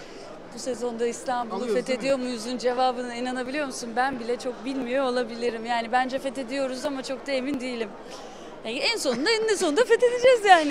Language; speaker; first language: Turkish; native; Turkish